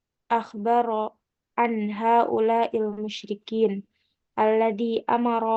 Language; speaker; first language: Arabic; non-native, learner; Indonesian